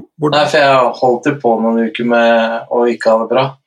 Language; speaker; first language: Norwegian; native; Norwegian